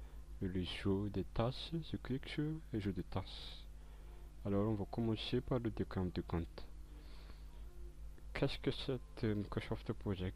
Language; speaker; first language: French; non-native, local second language; Malagasy